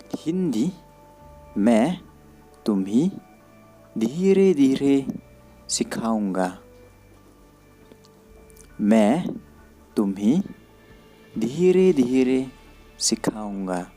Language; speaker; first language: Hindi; non-native, learner; Khasi